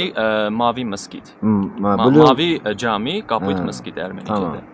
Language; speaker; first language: Turkish; non-native, fluent; Armenian